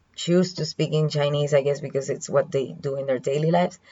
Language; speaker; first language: English; non-native, fluent; Spanish